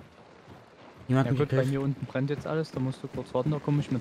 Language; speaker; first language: German; native; German